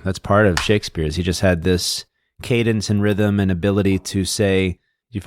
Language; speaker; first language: English; native; English